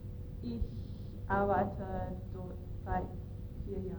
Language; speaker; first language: German; non-native, learner; English